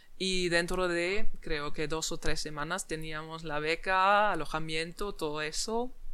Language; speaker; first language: Spanish; non-native, fluent; German